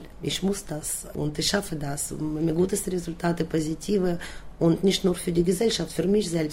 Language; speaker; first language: German; non-native, learner; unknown